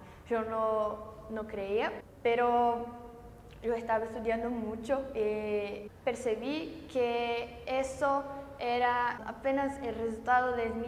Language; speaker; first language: Spanish; non-native, fluent; Portuguese